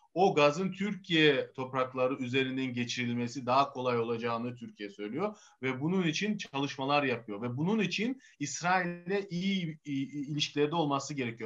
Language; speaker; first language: Turkish; non-native, fluent; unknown